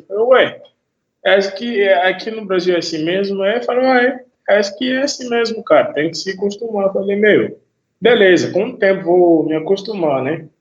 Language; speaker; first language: Portuguese; non-native, fluent; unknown